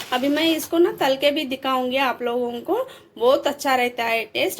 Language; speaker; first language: Hindi; non-native, local second language; Telugu